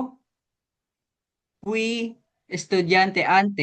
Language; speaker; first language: Spanish; non-native, learner; Filipino